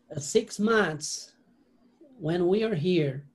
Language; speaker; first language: English; non-native, learner; Portuguese